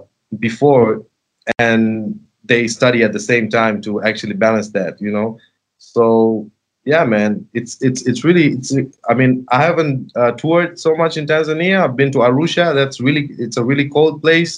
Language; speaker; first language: English; non-native, local second language; Sinhala